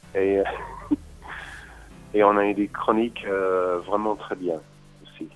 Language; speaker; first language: French; non-native, fluent; English